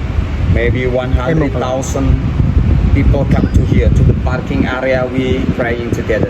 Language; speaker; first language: English; non-native, learner; Indonesian